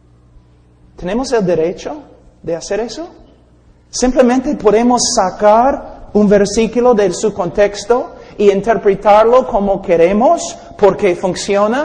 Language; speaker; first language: Spanish; non-native, fluent; English